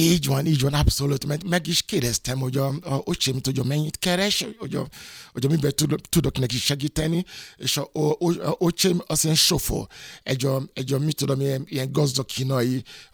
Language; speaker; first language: Hungarian; non-native, fluent; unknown